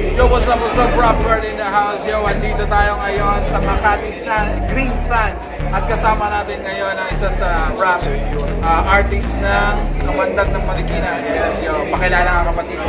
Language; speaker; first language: Filipino; native; Filipino